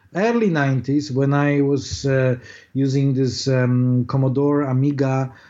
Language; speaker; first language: English; non-native, fluent; Polish